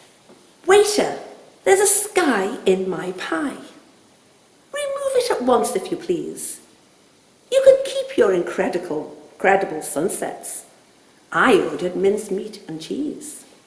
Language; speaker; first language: English; native; English